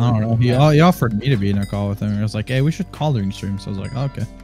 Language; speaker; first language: English; native; English